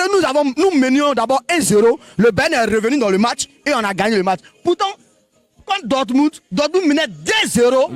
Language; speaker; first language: French; non-native, local second language; Wolof